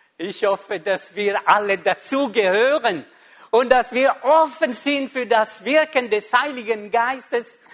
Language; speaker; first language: German; non-native, local second language; Italian